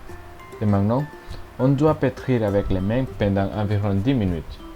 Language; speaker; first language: French; non-native, learner; Spanish